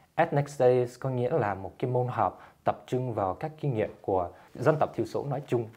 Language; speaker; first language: Vietnamese; early bilingual, heritage; Vietnamese